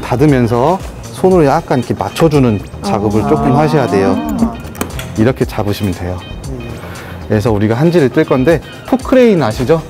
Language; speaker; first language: Korean; native; Korean